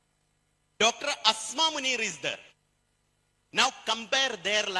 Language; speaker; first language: Hindi; non-native, fluent; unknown